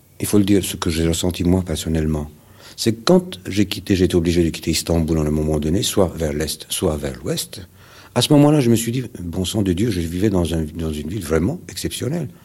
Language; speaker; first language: French; non-native, fluent; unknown